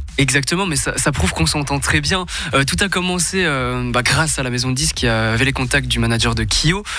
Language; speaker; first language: French; native; French